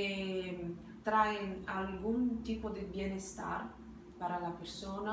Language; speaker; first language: Spanish; non-native, fluent; Portuguese